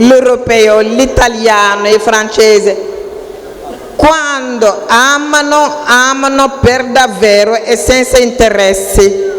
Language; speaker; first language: Italian; non-native, fluent; Wolof